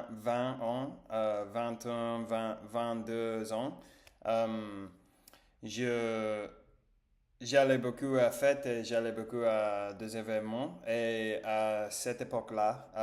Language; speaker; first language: French; non-native, learner; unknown